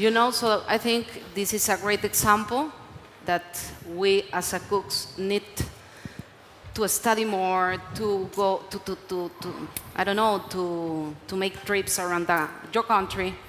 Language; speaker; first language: English; non-native, learner; Spanish